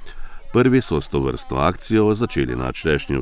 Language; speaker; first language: Slovenian; native; Slovenian